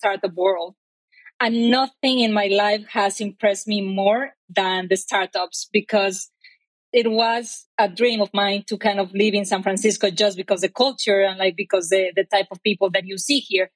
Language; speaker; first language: English; non-native, fluent; Spanish